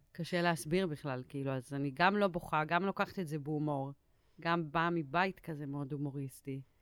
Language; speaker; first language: Hebrew; native; Hebrew